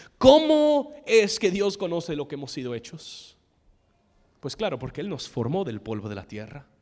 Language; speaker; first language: Spanish; non-native, fluent; English